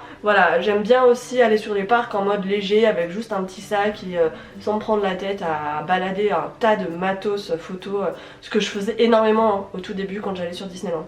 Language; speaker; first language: French; native; French